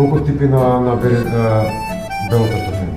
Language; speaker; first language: Macedonian; native; Macedonian